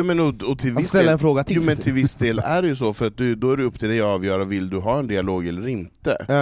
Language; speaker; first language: Swedish; native; Swedish